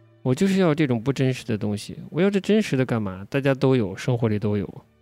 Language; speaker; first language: Chinese; native; Chinese